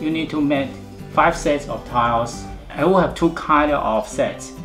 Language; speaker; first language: English; non-native, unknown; Chinese